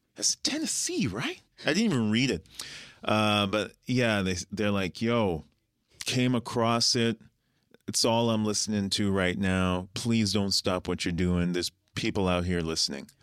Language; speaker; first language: English; native; English